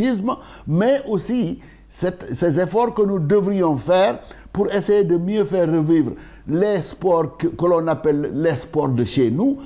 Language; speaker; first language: French; non-native, local second language; Wolof